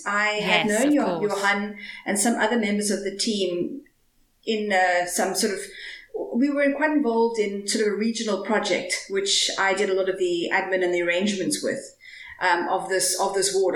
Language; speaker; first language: English; native; English